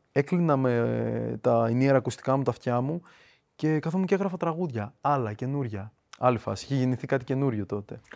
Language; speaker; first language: Greek; early bilingual, other home language; Russian